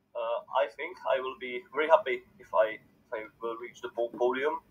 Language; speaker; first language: English; non-native, fluent; Czech